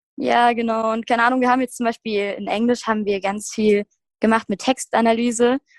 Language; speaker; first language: German; native; German